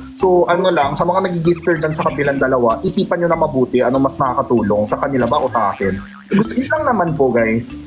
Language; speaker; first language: Filipino; non-native, fluent; Korean